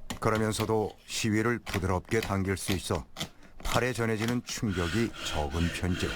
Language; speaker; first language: Korean; native; Korean